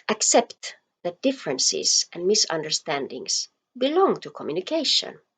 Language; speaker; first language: English; non-native, fluent; Finnish